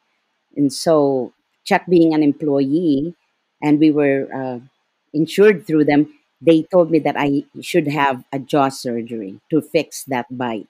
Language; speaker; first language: English; non-native, local second language; Filipino